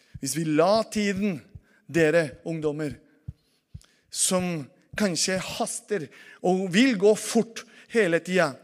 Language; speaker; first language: Norwegian; non-native, fluent; Spanish